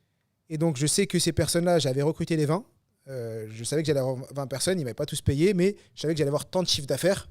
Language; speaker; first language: French; native; French